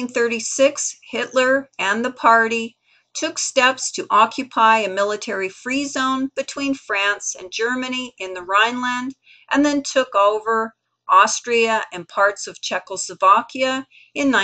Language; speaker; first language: English; native; English